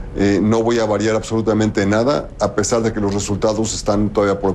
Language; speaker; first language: Spanish; native; Spanish